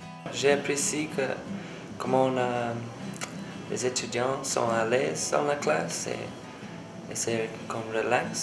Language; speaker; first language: French; non-native, fluent; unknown